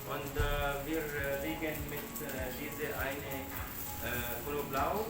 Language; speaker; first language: German; non-native, learner; Arabic